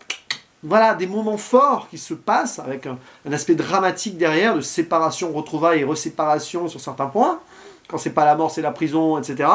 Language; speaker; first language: French; native; French